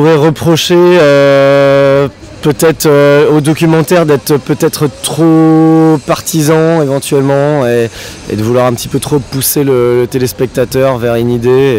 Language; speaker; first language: French; native; French